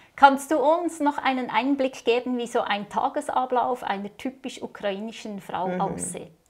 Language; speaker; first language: German; native; German